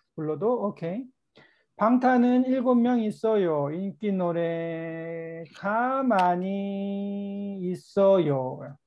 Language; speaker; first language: Korean; native; Korean